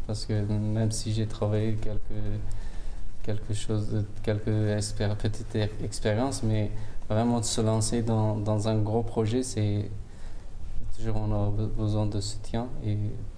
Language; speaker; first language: French; non-native, fluent; Turkish